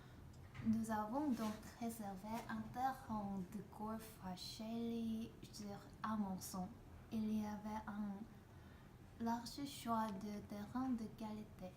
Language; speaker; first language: French; non-native, learner; Korean